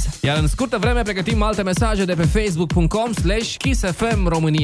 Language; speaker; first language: Romanian; native; Romanian